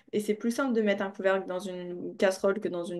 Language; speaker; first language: French; native; French